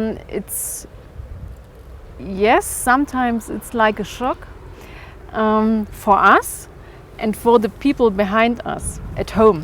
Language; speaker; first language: English; non-native, learner; German